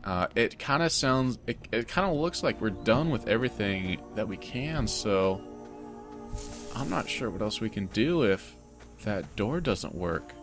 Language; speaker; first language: English; native; English